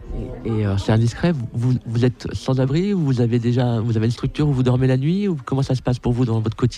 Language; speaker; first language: French; native; French